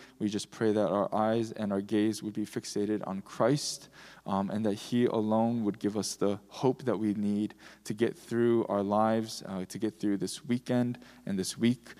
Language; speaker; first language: English; early bilingual, other home language; Korean